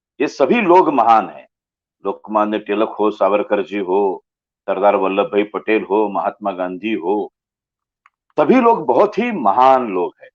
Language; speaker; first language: Hindi; non-native, local second language; Marathi